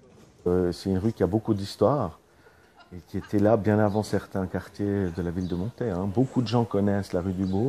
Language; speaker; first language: French; native; French